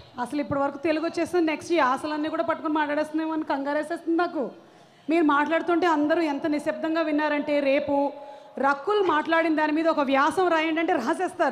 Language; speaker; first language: Telugu; native; Telugu